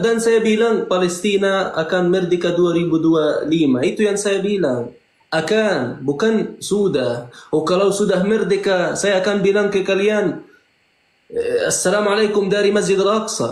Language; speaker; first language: Indonesian; non-native, fluent; Arabic